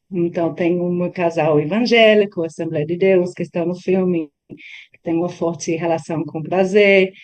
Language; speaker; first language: Portuguese; non-native, fluent; English